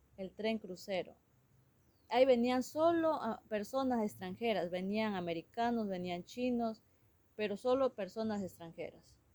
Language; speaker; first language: Spanish; non-native, local second language; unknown